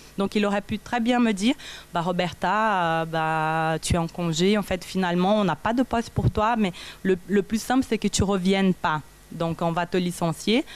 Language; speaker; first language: French; non-native, fluent; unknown